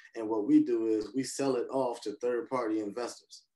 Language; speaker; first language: English; native; English